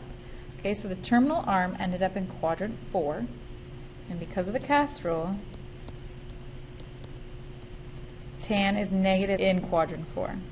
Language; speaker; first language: English; native; English